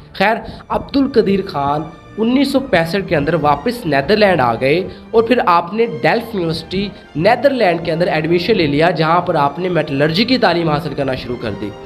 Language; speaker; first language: Urdu; non-native, local second language; Sindhi